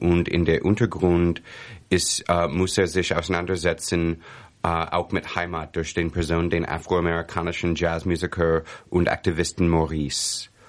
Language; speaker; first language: German; non-native, fluent; English